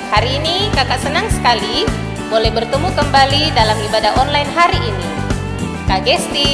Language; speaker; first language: Indonesian; native; Indonesian